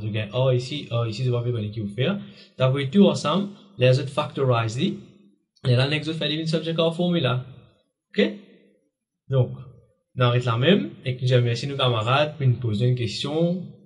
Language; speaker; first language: French; non-native, local second language; Morisyen